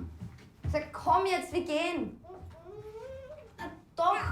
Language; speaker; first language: German; native; German